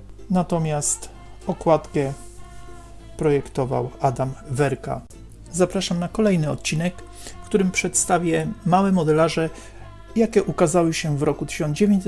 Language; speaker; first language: Polish; native; Polish